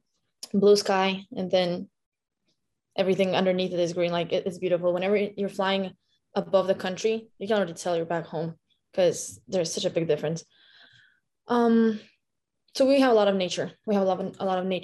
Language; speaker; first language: English; non-native, fluent; Lithuanian